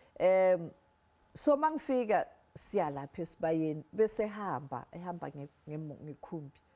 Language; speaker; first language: Zulu; non-native, local second language; Southern Sotho